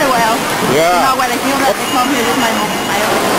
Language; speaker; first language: English; non-native, learner; Vietnamese